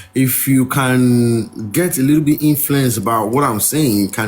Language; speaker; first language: English; non-native, local second language; Yoruba